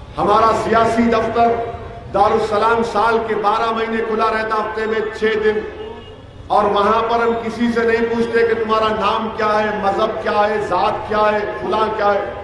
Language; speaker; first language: Urdu; native; Urdu